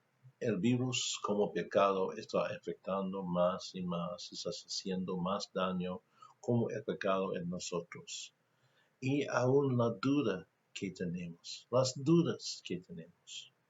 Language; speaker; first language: Spanish; non-native, fluent; English